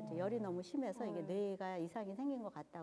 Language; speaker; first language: Korean; native; Korean